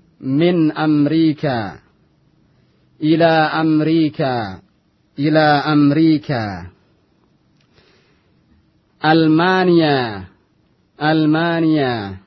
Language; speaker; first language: Arabic; non-native, fluent; Indonesian